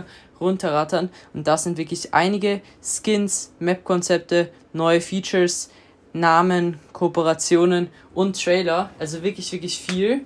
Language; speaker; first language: German; native; German